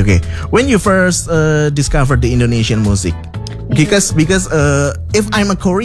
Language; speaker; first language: English; non-native, learner; Indonesian